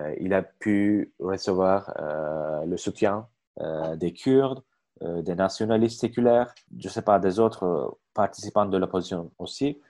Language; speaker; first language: French; non-native, fluent; Turkish